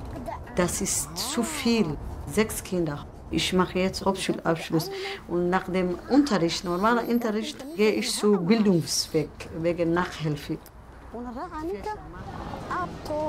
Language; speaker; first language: German; non-native, learner; Somali